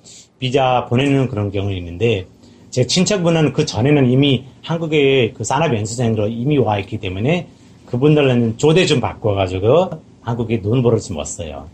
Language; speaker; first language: Korean; non-native, fluent; Nepali